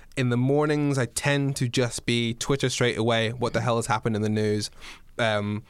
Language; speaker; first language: English; native; English